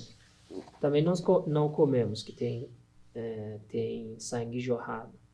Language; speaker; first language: Portuguese; non-native, learner; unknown